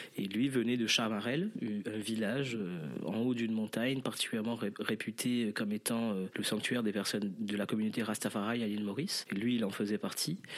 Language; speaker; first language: French; non-native, local second language; Morisyen